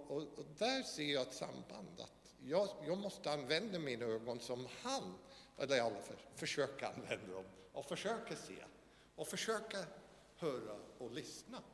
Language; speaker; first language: Swedish; non-native, fluent; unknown